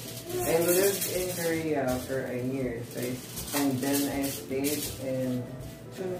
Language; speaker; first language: English; non-native, local second language; Filipino